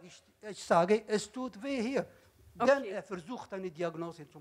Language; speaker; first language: German; non-native, learner; Arabic